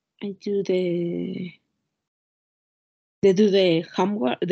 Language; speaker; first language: English; non-native, learner; Spanish